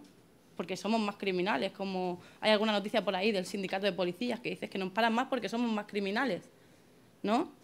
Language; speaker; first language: Spanish; native; Spanish